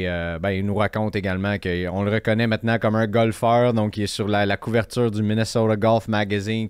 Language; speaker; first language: French; native; French